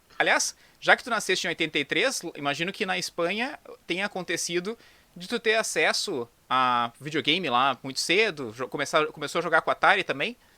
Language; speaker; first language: Portuguese; native; Portuguese